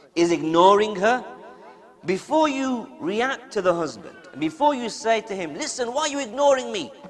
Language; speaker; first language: English; native; English